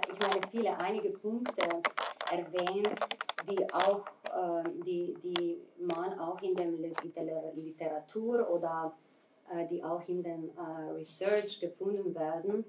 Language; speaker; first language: German; non-native, fluent; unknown